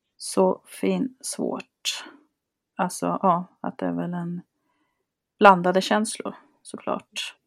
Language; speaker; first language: Swedish; early bilingual, other home language; Spanish